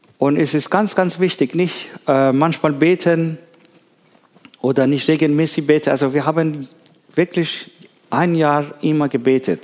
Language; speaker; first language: German; non-native, learner; Persian